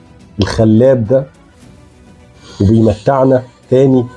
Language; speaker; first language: Arabic; native; Arabic